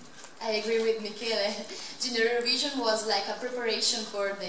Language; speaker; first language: English; non-native, local second language; Italian